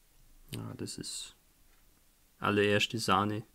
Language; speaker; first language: German; native; German